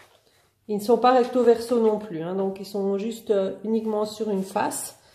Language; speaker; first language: French; native; French